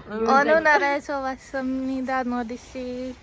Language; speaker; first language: Korean; non-native, learner; Hindi